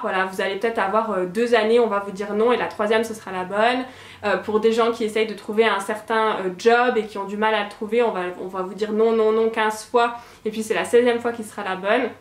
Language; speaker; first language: French; native; French